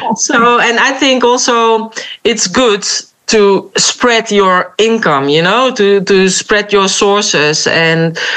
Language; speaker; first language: English; non-native, fluent; Dutch